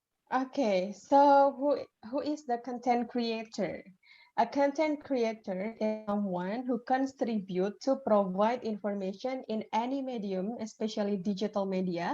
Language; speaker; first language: English; non-native, fluent; Indonesian